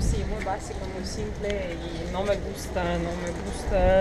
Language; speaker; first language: Spanish; non-native, fluent; Russian